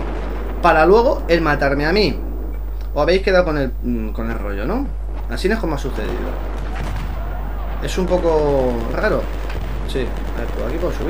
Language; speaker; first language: Spanish; native; Spanish